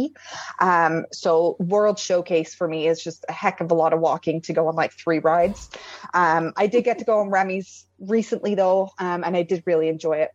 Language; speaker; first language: English; native; English